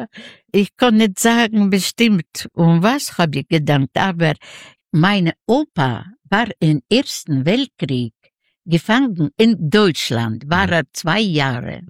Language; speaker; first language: German; non-native, learner; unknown